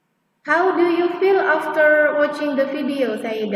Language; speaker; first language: English; non-native, fluent; Indonesian